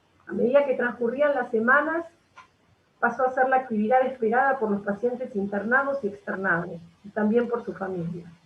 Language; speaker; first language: Spanish; native; Spanish